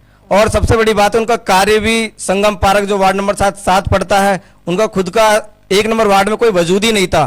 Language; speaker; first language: Hindi; native; Hindi